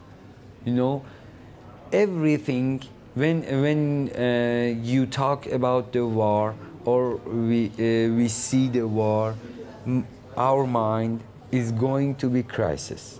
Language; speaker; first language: English; non-native, learner; Persian